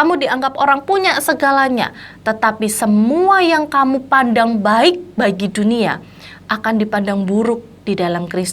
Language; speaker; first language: Indonesian; native; Indonesian